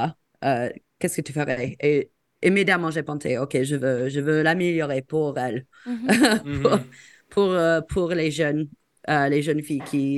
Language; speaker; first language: French; non-native, fluent; English